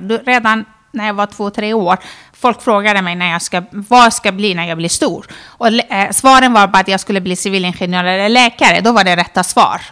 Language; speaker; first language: Swedish; non-native, fluent; Persian